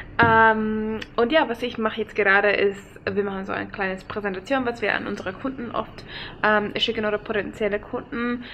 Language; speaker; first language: German; non-native, fluent; Finnish